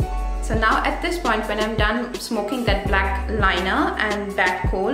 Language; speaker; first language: English; non-native, local second language; Bangla